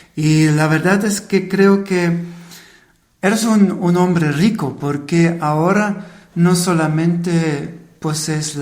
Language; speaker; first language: Spanish; non-native, fluent; German